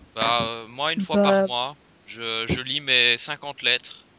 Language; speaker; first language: French; native; French